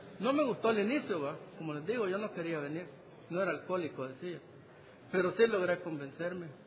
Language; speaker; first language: Spanish; native; Spanish